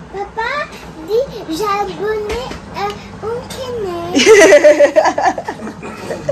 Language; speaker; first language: Vietnamese; early bilingual, heritage; Vietnamese